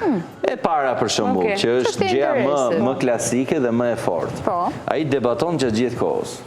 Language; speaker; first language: Albanian; native; Albanian